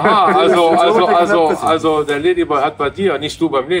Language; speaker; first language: German; native; German